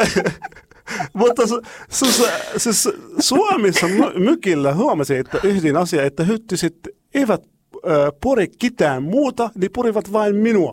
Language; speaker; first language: Finnish; non-native, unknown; Arabic